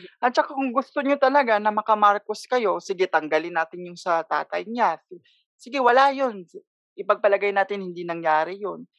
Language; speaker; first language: Filipino; non-native, local second language; Cebuano